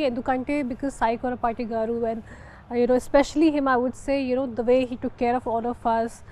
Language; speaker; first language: Telugu; non-native, local second language; Hindi